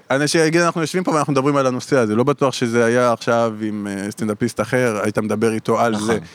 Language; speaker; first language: Hebrew; native; Hebrew